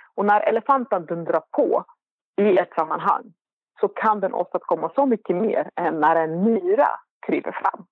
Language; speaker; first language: Swedish; non-native, fluent; Arabic